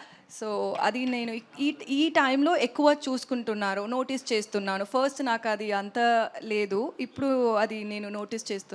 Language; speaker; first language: Telugu; non-native, learner; Tamil